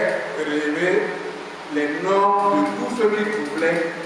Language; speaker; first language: French; non-native, local second language; Basaa